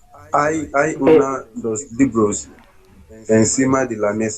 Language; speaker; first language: Spanish; non-native, learner; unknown